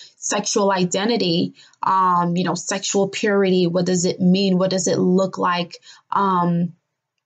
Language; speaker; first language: English; non-native, local second language; Yoruba